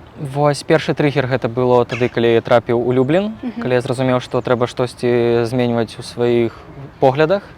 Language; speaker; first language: Belarusian; non-native, local second language; Russian